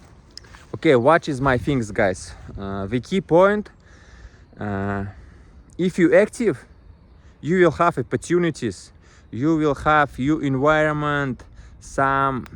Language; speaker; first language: English; non-native, learner; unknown